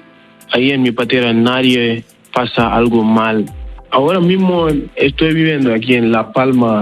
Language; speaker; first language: Spanish; non-native, learner; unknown